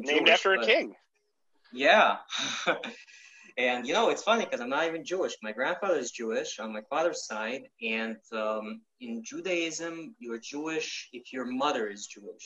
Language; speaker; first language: English; non-native, fluent; Ukrainian